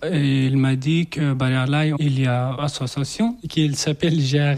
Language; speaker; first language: French; non-native, learner; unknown